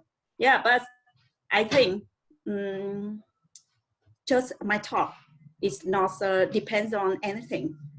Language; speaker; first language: English; non-native, learner; Vietnamese